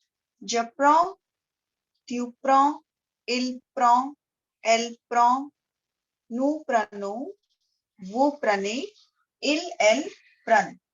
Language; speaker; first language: French; non-native, fluent; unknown